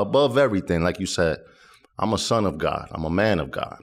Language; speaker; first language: English; early bilingual, other home language; Spanish